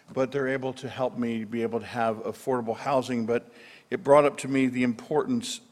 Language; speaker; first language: English; native; English